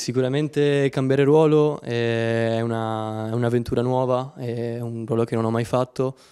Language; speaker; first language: Italian; non-native, fluent; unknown